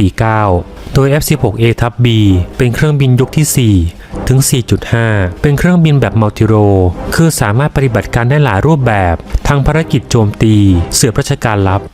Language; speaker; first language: Thai; native; Thai